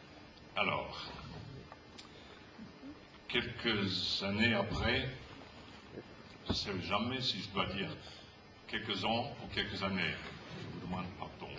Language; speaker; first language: French; non-native, fluent; English